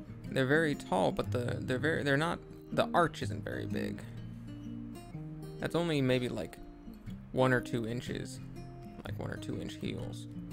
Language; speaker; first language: English; native; English